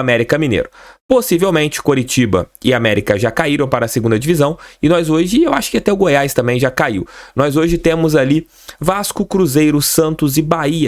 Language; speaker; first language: Portuguese; native; Portuguese